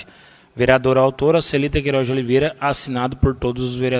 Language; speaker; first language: Portuguese; native; Portuguese